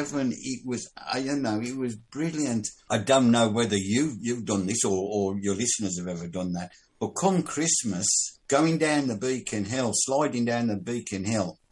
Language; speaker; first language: English; native; English